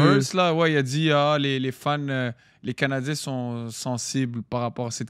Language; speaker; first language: French; native; French